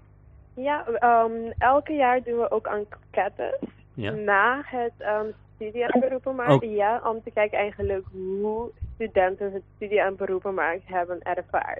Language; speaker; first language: Dutch; non-native, local second language; Papiamento